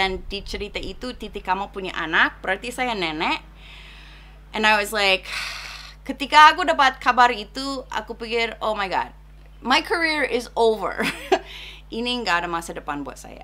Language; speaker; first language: Indonesian; non-native, fluent; English